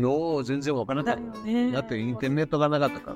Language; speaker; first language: Japanese; non-native, learner; Spanish